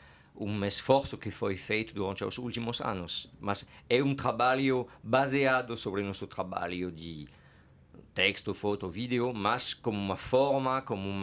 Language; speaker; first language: Portuguese; non-native, fluent; French